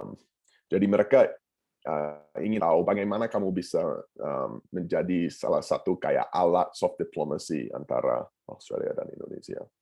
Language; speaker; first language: Indonesian; non-native, fluent; English